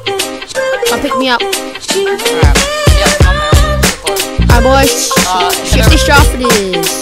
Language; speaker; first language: English; native; English